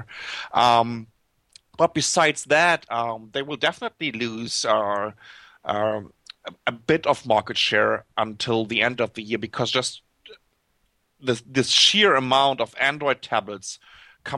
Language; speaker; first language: English; non-native, fluent; German